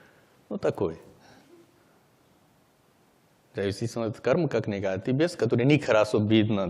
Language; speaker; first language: Russian; non-native, learner; Hindi